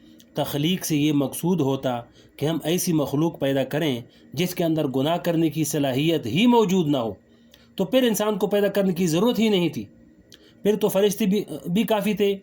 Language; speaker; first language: Urdu; native; Urdu